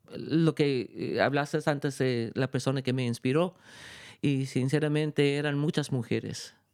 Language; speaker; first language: Spanish; early bilingual, heritage; Spanish